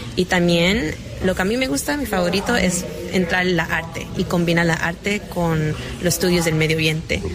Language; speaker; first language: Spanish; early bilingual, heritage; Spanish